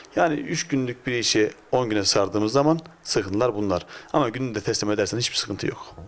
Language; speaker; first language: Turkish; native; Turkish